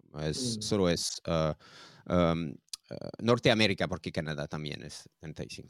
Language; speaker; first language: Spanish; non-native, learner; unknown